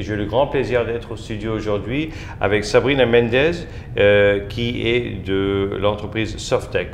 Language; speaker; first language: French; non-native, fluent; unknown